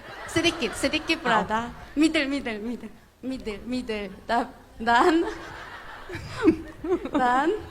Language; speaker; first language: Indonesian; non-native, fluent; Korean